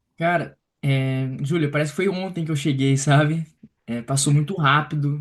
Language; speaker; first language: Portuguese; native; Portuguese